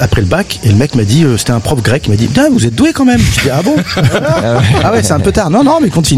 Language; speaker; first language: French; native; French